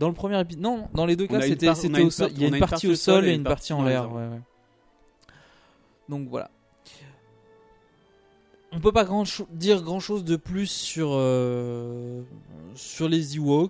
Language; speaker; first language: French; native; French